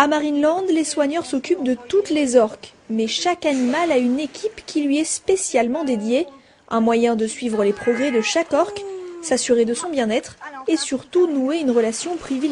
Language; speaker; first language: French; native; French